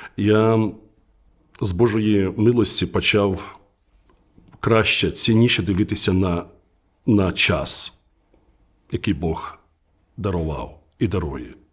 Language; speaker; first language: Ukrainian; native; Ukrainian